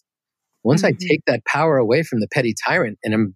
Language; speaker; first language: English; native; English